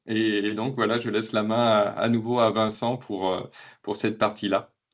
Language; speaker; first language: French; native; French